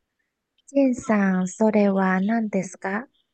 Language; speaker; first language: Japanese; non-native, learner; Chinese